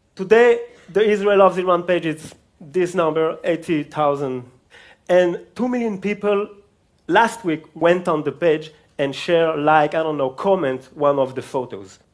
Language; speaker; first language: English; non-native, fluent; Hebrew